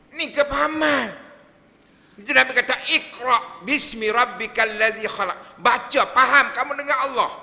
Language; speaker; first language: Malay; native; Malay